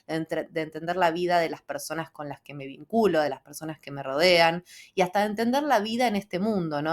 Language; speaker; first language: Spanish; native; Spanish